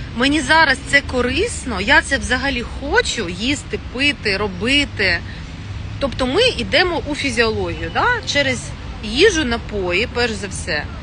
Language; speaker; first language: Ukrainian; non-native, local second language; Russian